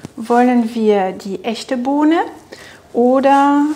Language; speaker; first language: German; non-native, fluent; French